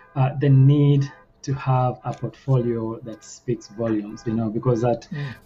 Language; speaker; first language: English; non-native, local second language; Ganda